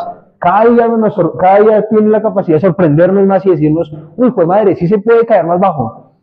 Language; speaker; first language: Spanish; native; Spanish